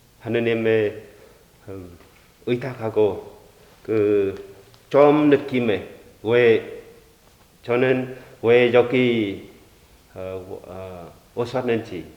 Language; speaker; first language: Korean; non-native, learner; Vietnamese